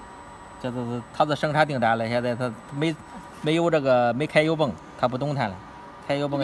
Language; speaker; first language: Chinese; native; Chinese